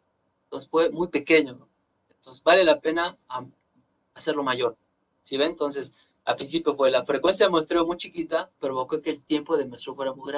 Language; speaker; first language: Spanish; native; Spanish